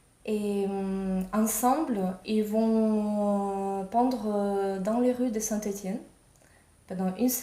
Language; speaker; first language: French; non-native, fluent; Ukrainian